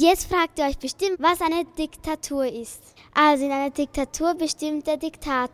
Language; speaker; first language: German; native; German